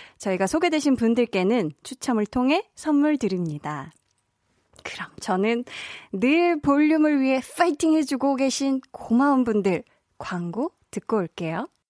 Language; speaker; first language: Korean; native; Korean